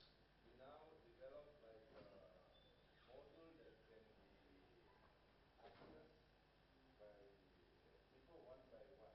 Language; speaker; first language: English; non-native, fluent; Indonesian